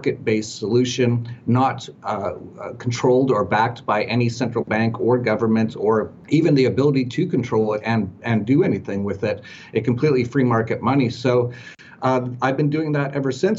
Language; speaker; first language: English; native; English